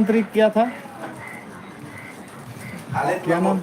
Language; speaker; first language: Hindi; non-native, local second language; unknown